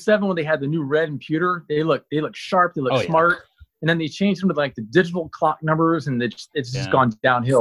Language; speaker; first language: English; native; English